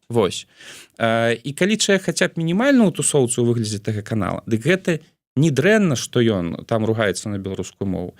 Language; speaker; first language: Belarusian; non-native, local second language; Russian